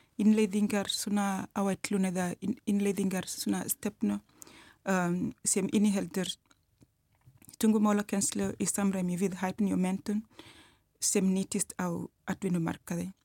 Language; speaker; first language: Icelandic; non-native, learner; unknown